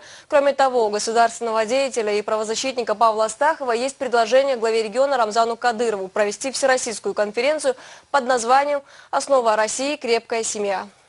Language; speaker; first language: Russian; native; Russian